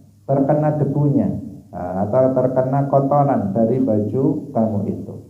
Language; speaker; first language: Indonesian; non-native, local second language; Javanese